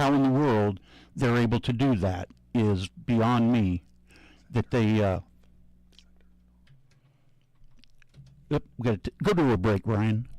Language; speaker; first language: English; native; English